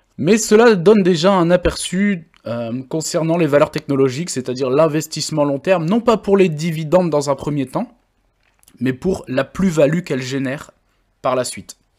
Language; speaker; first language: French; native; French